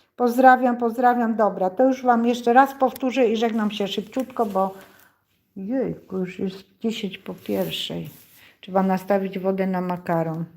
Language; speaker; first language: Polish; native; Polish